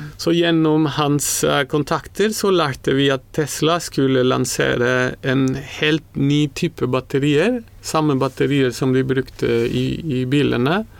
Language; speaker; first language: Norwegian; non-native, fluent; Spanish